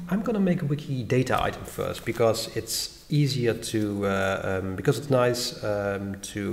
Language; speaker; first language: English; non-native, fluent; Dutch